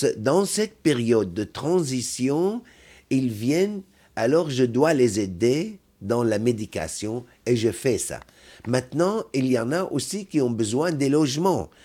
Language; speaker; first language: French; non-native, fluent; Arabic